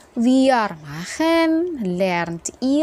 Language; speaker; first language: German; non-native, fluent; Indonesian